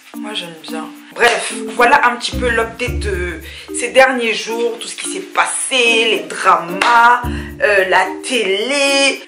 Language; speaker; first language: French; early bilingual, other home language; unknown